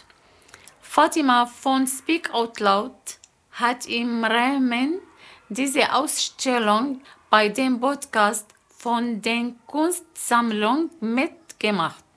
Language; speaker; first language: German; non-native, fluent; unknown